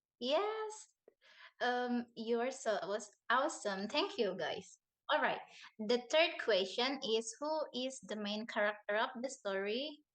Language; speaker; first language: English; non-native, learner; Indonesian